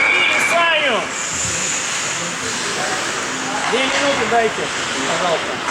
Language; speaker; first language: Russian; native; Russian